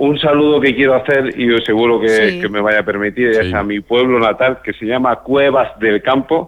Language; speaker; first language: Spanish; native; Spanish